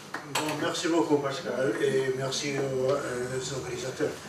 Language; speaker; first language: French; non-native, fluent; English